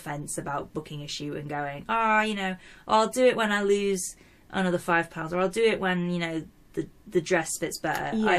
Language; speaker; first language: English; native; English